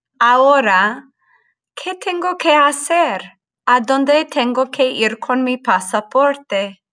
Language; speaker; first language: Spanish; non-native, fluent; English